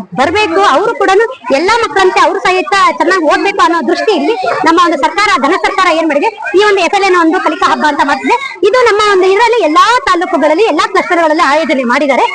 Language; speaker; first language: Kannada; native; Kannada